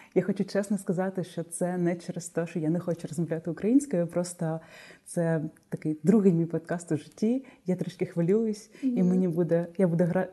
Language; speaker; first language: Ukrainian; non-native, local second language; Russian